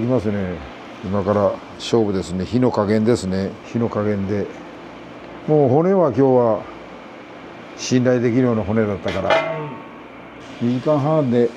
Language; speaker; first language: Japanese; native; Japanese